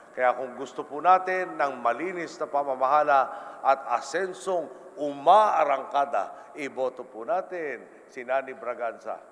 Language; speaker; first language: Filipino; native; Filipino